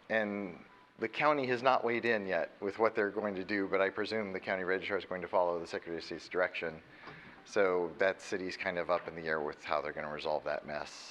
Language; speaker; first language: English; native; English